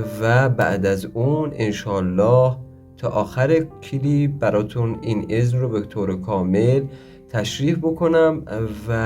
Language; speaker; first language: Persian; native; Persian